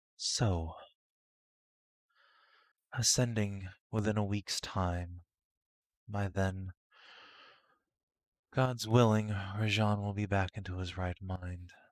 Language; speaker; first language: English; native; English